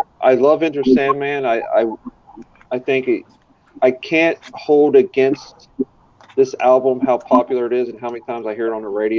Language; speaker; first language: English; native; English